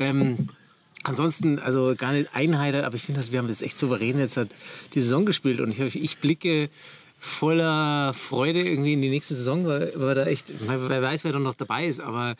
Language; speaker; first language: German; native; German